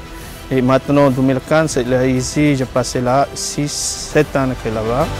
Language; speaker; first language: French; non-native, learner; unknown